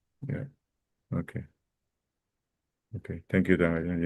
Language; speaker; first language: English; non-native, fluent; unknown